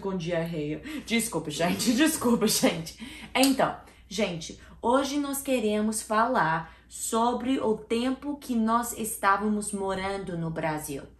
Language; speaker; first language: Portuguese; non-native, learner; English